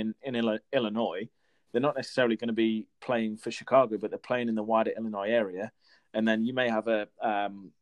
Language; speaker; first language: English; native; English